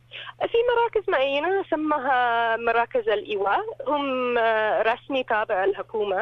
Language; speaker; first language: Arabic; non-native, learner; English